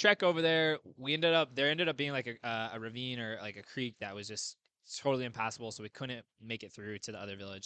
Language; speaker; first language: English; native; English